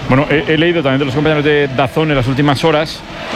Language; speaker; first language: Spanish; native; Spanish